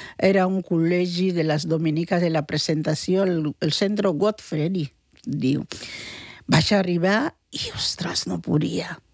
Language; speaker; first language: Catalan; early bilingual, other home language; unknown